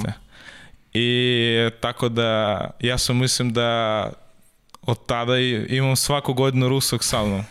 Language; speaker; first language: Serbian; non-native, learner; Russian